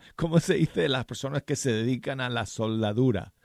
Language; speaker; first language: Spanish; non-native, fluent; English